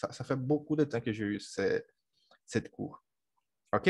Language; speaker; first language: French; native; French